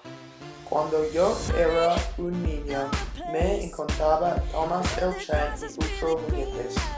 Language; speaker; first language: Spanish; non-native, learner; English